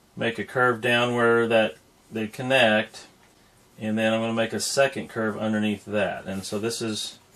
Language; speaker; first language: English; native; English